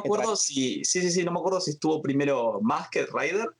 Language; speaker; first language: Spanish; native; Spanish